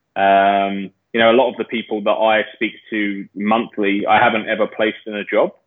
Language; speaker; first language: English; native; English